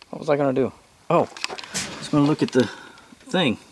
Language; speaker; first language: English; native; English